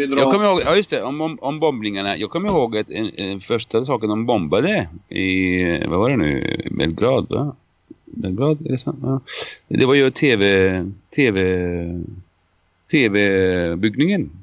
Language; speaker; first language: Swedish; non-native, fluent; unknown